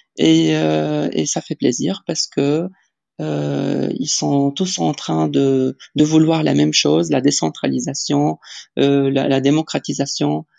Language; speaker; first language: French; non-native, local second language; Arabic